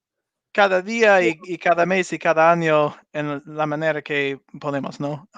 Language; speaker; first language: Spanish; non-native, learner; English